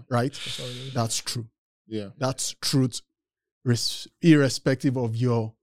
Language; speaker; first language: English; non-native, local second language; Yoruba